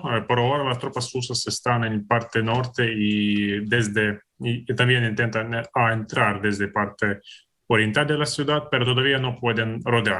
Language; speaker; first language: Spanish; non-native, fluent; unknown